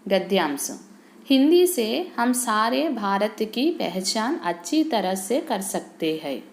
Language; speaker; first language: Hindi; non-native, local second language; Telugu